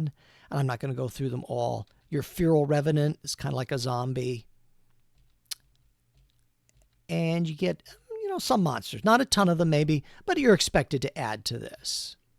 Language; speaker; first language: English; native; English